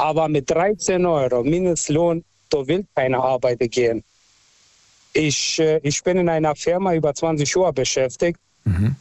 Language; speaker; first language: German; non-native, local second language; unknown